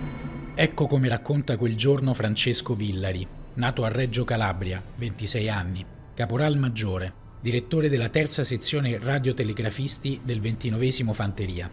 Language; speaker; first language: Italian; native; Italian